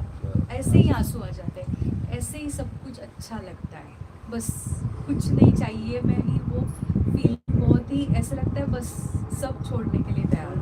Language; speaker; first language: Hindi; native; Hindi